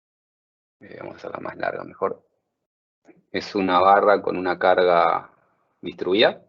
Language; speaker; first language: Spanish; native; Spanish